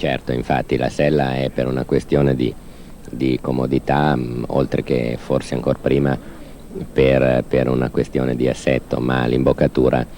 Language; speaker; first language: Italian; native; Italian